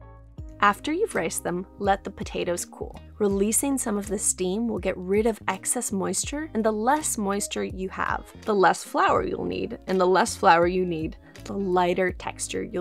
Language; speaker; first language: English; native; English